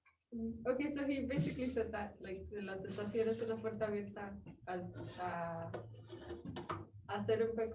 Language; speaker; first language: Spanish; early bilingual, other home language; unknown